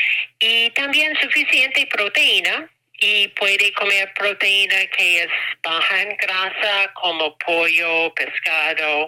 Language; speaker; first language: Spanish; non-native, learner; English